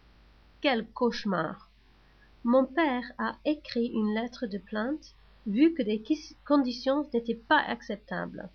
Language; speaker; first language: French; non-native, learner; English